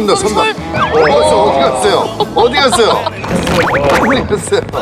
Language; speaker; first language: Korean; native; Korean